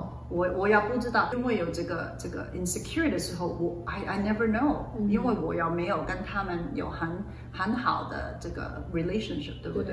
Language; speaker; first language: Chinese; early bilingual, other home language; Cantonese